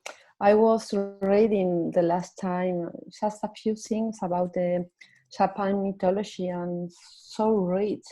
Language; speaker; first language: English; non-native, learner; Spanish